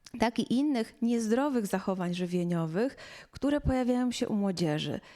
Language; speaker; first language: Polish; native; Polish